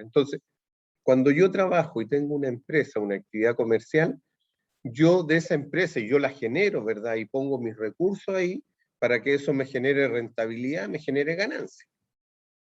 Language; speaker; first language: Spanish; native; Spanish